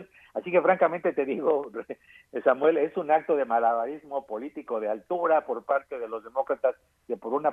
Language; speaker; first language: Spanish; native; Spanish